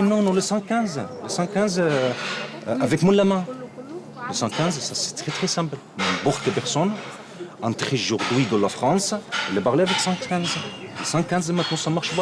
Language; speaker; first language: French; non-native, learner; Arabic